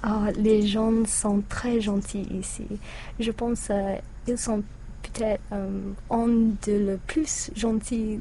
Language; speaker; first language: French; non-native, learner; English